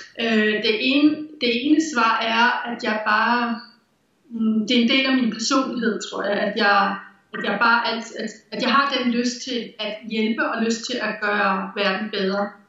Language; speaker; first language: Danish; native; Danish